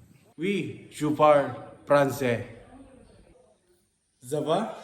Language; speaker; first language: French; non-native, learner; Filipino